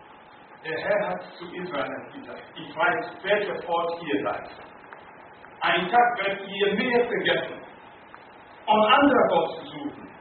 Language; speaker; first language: German; non-native, learner; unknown